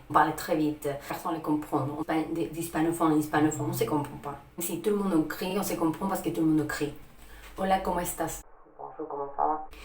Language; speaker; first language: French; non-native, fluent; Spanish